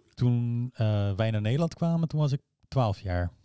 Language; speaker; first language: Dutch; early bilingual, other home language; Persian